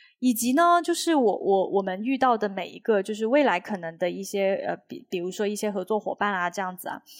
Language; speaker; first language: Chinese; native; Chinese